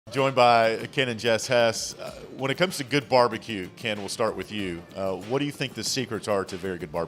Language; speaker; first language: English; native; English